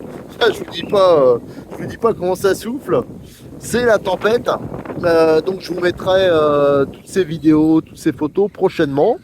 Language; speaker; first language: French; native; French